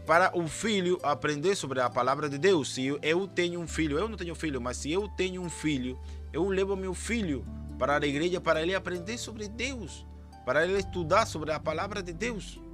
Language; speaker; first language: Portuguese; non-native, fluent; Spanish